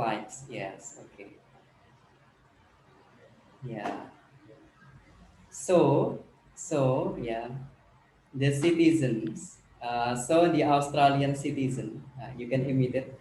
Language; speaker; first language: English; non-native, learner; Indonesian